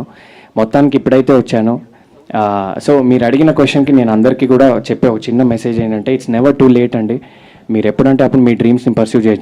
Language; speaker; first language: Telugu; native; Telugu